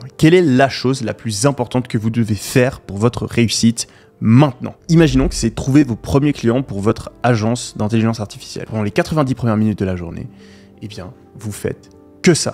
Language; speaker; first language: French; native; French